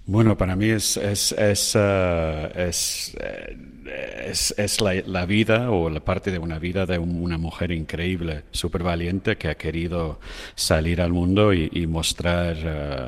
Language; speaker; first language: Spanish; non-native, fluent; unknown